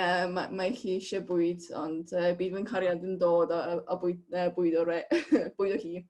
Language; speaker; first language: Welsh; non-native, fluent; Estonian